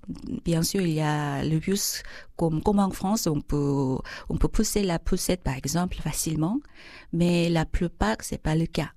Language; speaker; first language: French; non-native, fluent; Korean